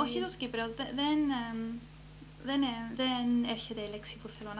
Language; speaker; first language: Greek; early bilingual, heritage; Greek